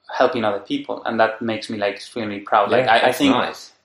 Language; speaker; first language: English; non-native, fluent; Spanish